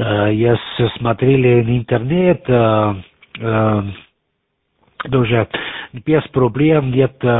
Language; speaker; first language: Russian; non-native, learner; German